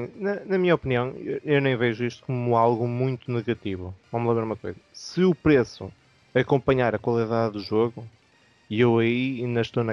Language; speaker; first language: Portuguese; native; Portuguese